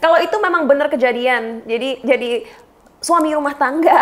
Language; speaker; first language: Indonesian; native; Indonesian